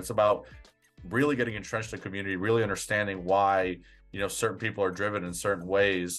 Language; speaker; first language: English; native; English